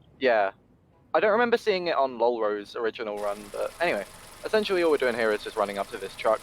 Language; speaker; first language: English; native; English